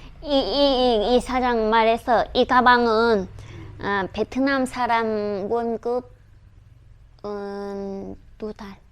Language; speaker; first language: Korean; non-native, learner; Vietnamese